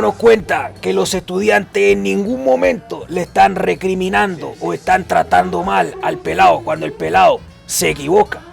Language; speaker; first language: Spanish; native; Spanish